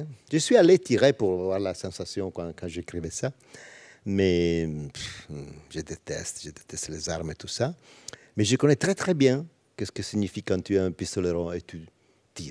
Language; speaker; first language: French; non-native, learner; Italian